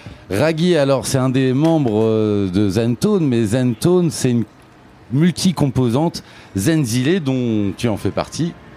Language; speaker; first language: French; native; French